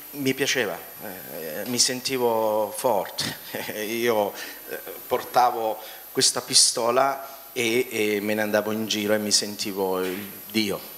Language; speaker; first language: Italian; native; Italian